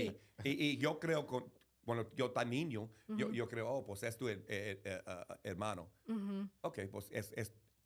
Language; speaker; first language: Spanish; early bilingual, heritage; English